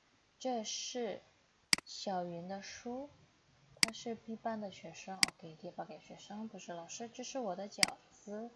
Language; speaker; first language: Chinese; non-native, fluent; Indonesian